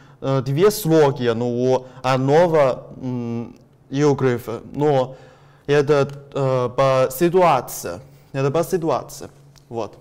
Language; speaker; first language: Russian; non-native, learner; Chinese